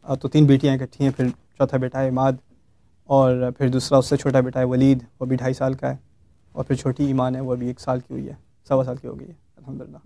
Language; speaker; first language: Urdu; early bilingual, heritage; Urdu